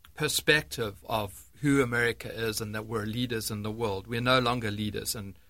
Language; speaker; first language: English; native; English